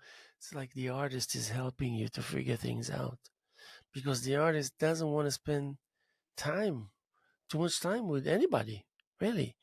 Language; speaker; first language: English; non-native, fluent; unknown